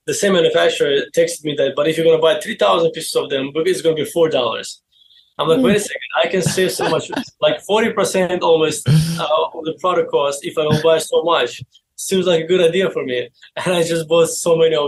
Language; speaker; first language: English; non-native, fluent; Azerbaijani